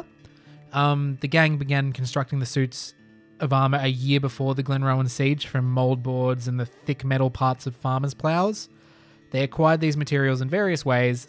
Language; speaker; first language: English; native; English